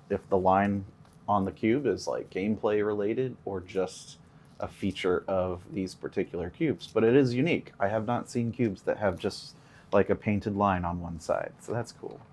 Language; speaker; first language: English; native; English